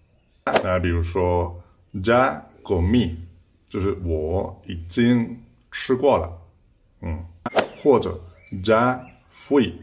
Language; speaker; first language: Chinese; non-native, fluent; Spanish